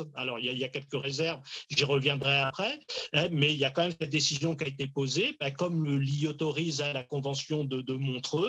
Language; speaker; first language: French; native; French